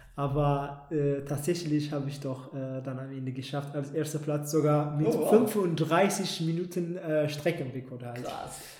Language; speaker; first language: German; non-native, fluent; Amharic